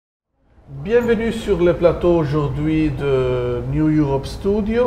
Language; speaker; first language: French; non-native, fluent; Italian